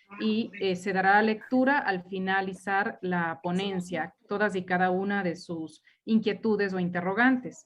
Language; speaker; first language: Spanish; native; Spanish